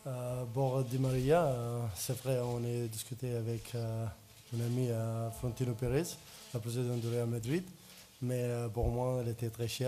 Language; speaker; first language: French; non-native, learner; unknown